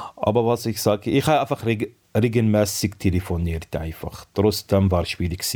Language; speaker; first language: German; non-native, learner; Arabic